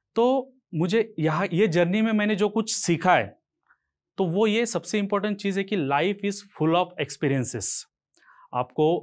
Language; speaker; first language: Hindi; non-native, local second language; Marathi